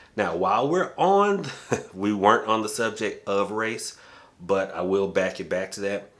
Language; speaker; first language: English; native; English